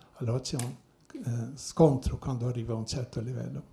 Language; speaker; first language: Italian; non-native, learner; Swedish